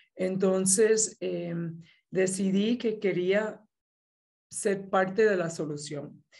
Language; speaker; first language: Spanish; native; Spanish